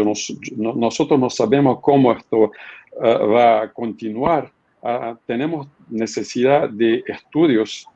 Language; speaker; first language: Spanish; non-native, fluent; Portuguese